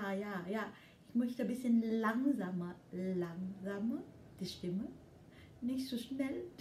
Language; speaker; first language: German; non-native, learner; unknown